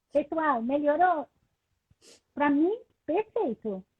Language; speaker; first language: Portuguese; non-native, fluent; French